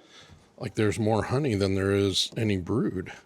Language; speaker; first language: English; native; English